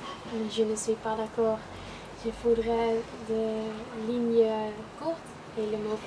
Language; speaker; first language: French; non-native, learner; Dutch